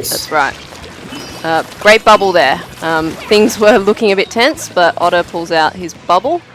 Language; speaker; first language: English; native; English